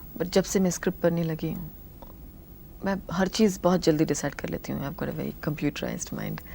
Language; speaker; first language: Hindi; non-native, local second language; Tamil